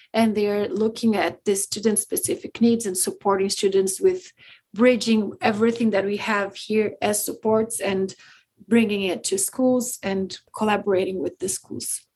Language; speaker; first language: English; non-native, fluent; Portuguese